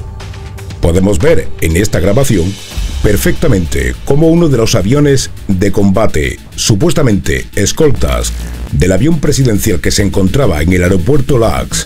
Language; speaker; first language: Spanish; native; Spanish